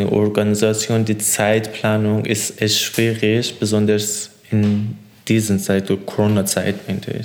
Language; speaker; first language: German; non-native, learner; Persian